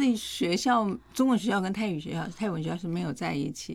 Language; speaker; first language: Chinese; native; Chinese